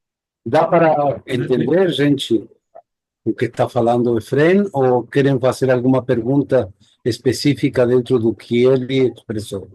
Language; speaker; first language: Portuguese; non-native, fluent; Spanish